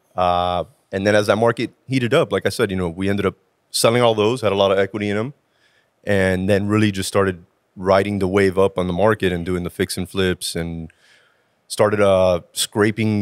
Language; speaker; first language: English; native; English